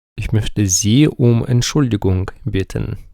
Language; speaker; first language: German; non-native, fluent; Ukrainian